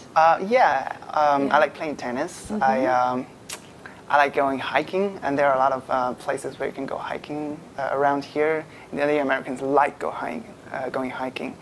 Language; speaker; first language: English; non-native, fluent; Chinese